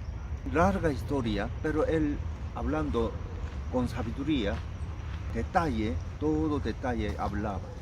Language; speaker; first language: Spanish; non-native, learner; Korean